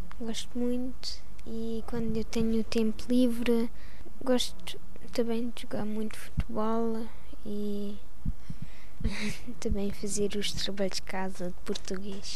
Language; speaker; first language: Portuguese; early bilingual, heritage; Portuguese